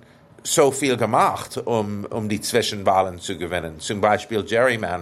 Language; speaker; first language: German; non-native, fluent; English